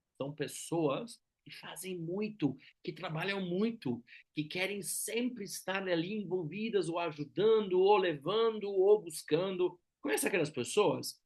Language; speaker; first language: Portuguese; non-native, fluent; German